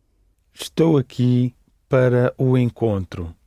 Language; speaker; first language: Portuguese; non-native, learner; English